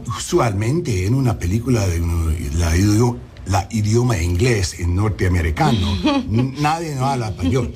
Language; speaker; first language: Spanish; early bilingual, heritage; English